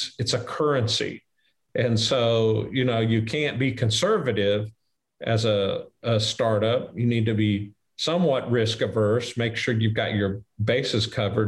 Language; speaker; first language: English; native; English